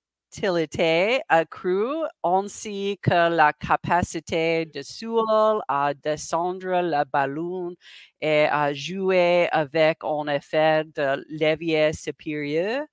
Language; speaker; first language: French; non-native, learner; English